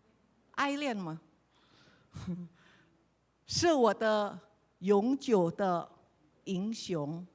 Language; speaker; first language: Chinese; non-native, learner; Indonesian